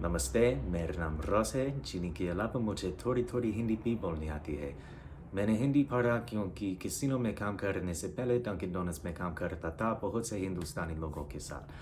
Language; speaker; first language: Hindi; non-native, learner; English